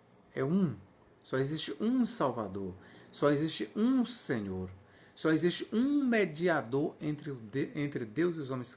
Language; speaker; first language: Portuguese; native; Portuguese